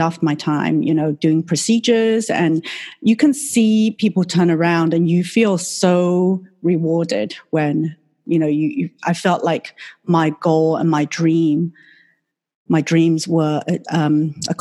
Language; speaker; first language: English; non-native, fluent; Chinese